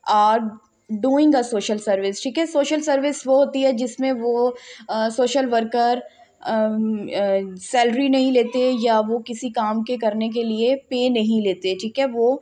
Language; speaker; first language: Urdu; non-native, local second language; Punjabi